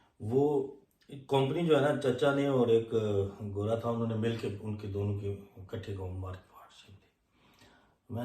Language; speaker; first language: Urdu; non-native, local second language; Punjabi